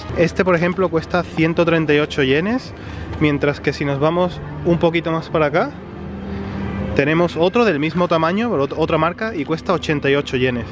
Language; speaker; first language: Spanish; native; Spanish